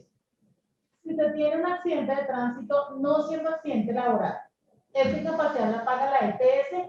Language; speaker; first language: Spanish; native; Spanish